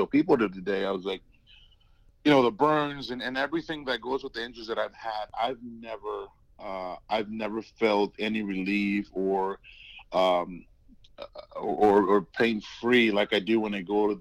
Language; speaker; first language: English; native; English